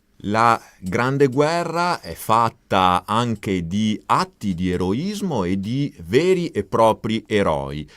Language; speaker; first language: Italian; native; Italian